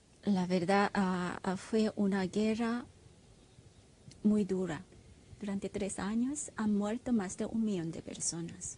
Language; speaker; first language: Spanish; non-native, fluent; Korean